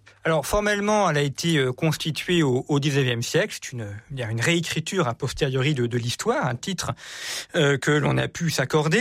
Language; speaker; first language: French; native; French